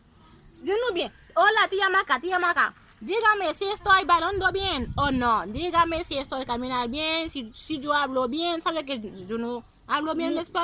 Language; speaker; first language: Spanish; non-native, learner; Haitian Creole